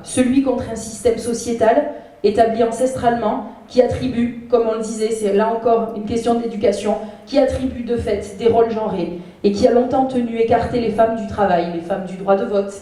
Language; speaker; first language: French; native; French